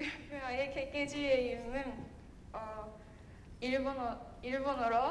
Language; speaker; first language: Korean; non-native, learner; Japanese